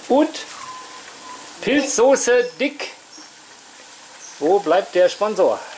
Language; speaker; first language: German; native; German